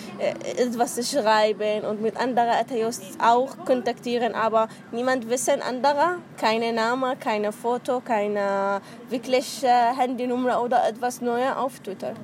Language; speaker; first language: German; non-native, learner; Arabic